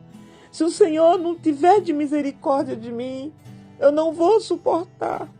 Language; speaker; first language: Portuguese; native; Portuguese